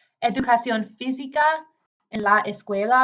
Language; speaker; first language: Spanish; non-native, fluent; English